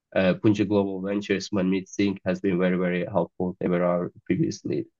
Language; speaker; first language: English; non-native, fluent; Azerbaijani